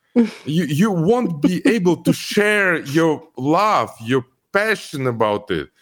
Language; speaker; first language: English; non-native, fluent; Kazakh